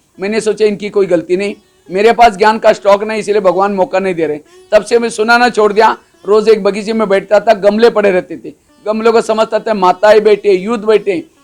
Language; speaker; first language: Hindi; non-native, local second language; Marathi